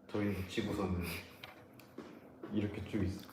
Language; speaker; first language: Korean; native; Korean